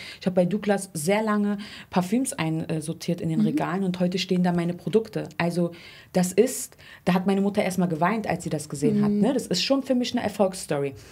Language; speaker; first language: German; early bilingual, other home language; Turkish